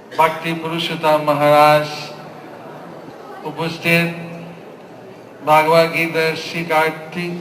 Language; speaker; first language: Bangla; non-native, fluent; English